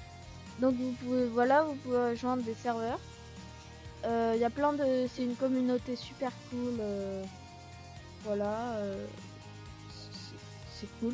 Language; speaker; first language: French; native; French